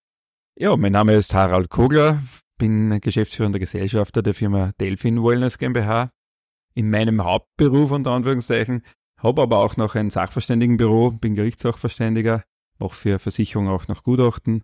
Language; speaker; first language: German; native; German